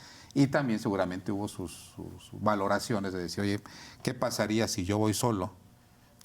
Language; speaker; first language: Spanish; native; Spanish